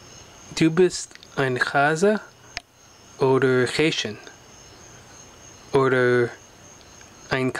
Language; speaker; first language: German; non-native, learner; Russian